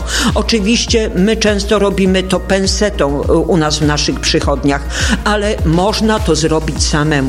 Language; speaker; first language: Polish; native; Polish